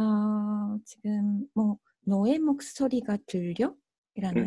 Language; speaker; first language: Korean; non-native, fluent; Japanese